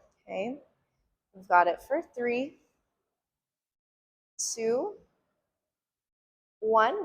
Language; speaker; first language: English; native; English